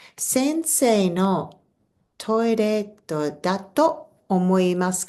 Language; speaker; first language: Japanese; non-native, fluent; English